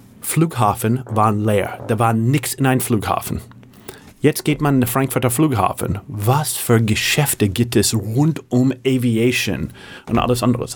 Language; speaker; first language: German; non-native, fluent; English